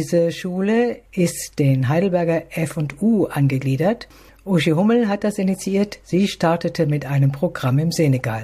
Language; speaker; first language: German; native; German